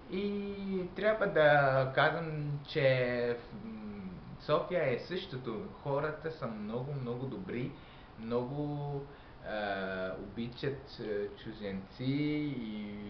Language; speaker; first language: Bulgarian; non-native, learner; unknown